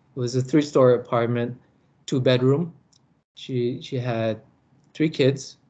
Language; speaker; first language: English; early bilingual, other home language; Lao